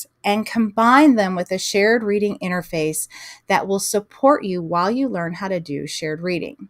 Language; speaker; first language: English; native; English